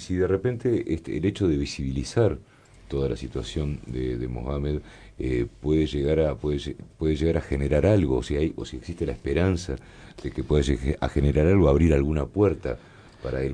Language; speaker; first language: Spanish; native; Spanish